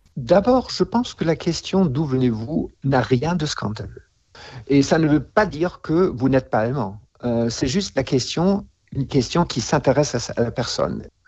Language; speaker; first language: French; non-native, fluent; German